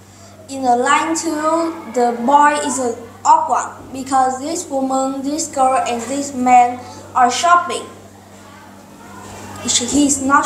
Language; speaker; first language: English; non-native, learner; Vietnamese